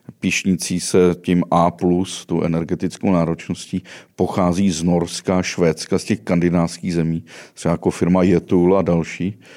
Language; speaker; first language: Czech; native; Czech